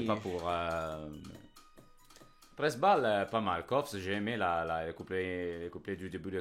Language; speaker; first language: French; non-native, fluent; Italian